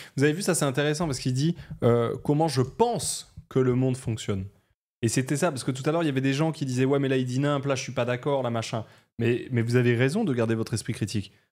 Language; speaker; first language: French; native; French